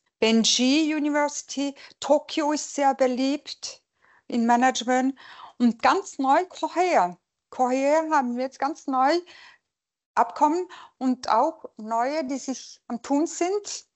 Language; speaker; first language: German; non-native, local second language; French